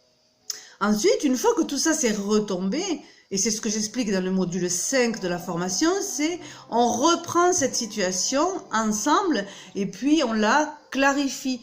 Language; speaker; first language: French; native; French